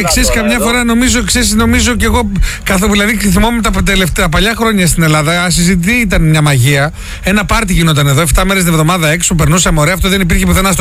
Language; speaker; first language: Greek; native; Greek